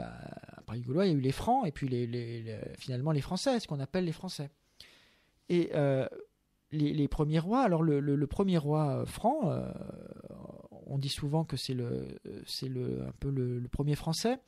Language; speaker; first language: French; native; French